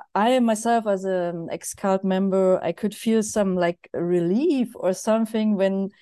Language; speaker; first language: English; non-native, fluent; German